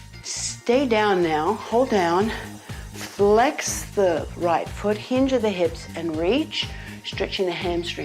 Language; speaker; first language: English; native; English